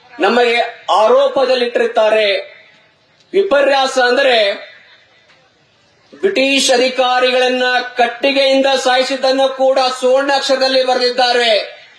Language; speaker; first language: Kannada; non-native, local second language; Lambadi